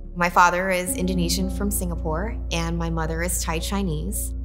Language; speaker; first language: English; native; English